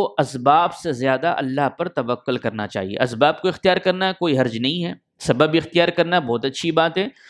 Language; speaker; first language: Urdu; native; Urdu